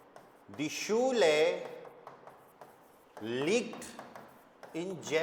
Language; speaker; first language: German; non-native, fluent; Hindi